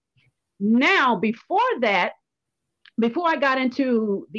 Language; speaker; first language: English; native; English